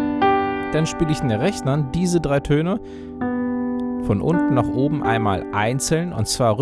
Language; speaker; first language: German; native; German